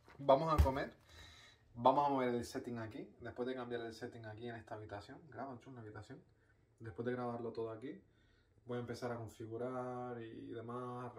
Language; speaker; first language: Spanish; native; Spanish